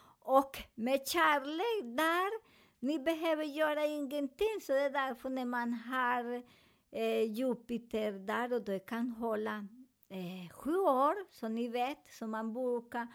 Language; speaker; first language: Swedish; non-native, learner; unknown